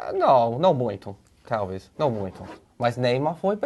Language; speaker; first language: Portuguese; non-native, learner; English